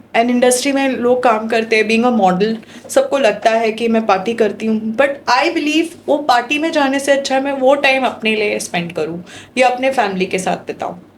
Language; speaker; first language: Hindi; non-native, local second language; Marathi